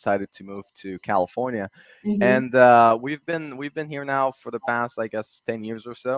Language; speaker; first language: English; early bilingual, other home language; Arabic